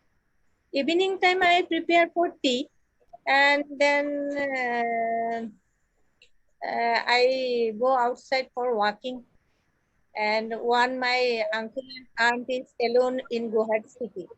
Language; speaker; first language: English; non-native, learner; Assamese